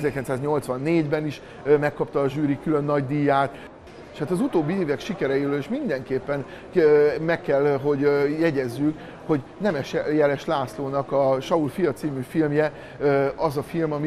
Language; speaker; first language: Hungarian; native; Hungarian